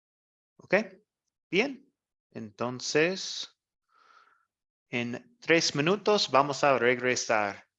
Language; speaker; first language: Spanish; non-native, fluent; English